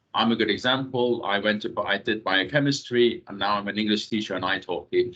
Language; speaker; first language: English; non-native, fluent; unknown